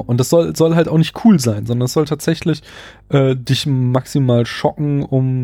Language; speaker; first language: German; native; German